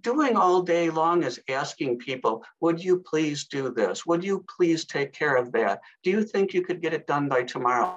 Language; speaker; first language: English; native; English